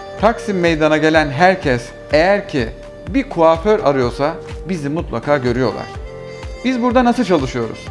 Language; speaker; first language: Turkish; early bilingual, heritage; Turkish